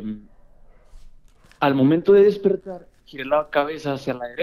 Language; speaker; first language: Spanish; native; Spanish